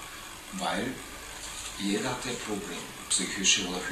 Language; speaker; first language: German; non-native, fluent; Japanese